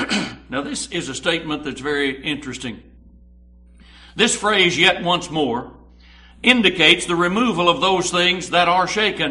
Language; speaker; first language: English; native; English